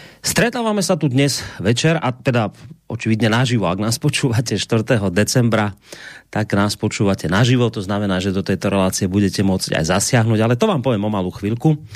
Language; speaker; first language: Slovak; native; Slovak